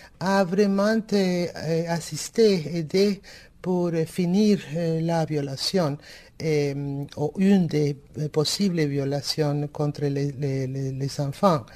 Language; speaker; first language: French; non-native, fluent; Spanish